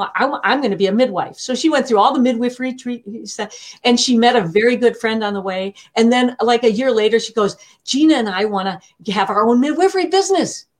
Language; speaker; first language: English; native; English